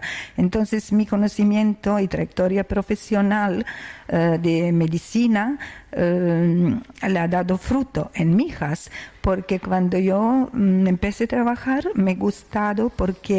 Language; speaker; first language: Spanish; non-native, learner; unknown